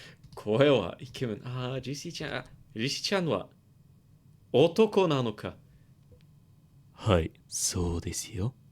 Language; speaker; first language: Japanese; non-native, learner; English